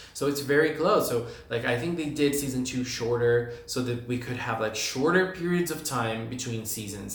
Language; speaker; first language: English; non-native, fluent; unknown